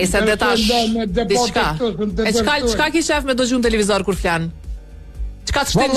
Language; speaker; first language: Albanian; native; Albanian